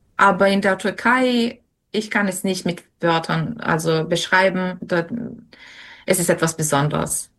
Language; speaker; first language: German; non-native, fluent; Serbian